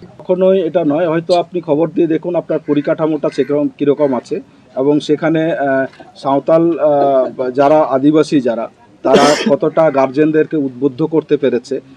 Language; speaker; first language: Bangla; non-native, local second language; Santali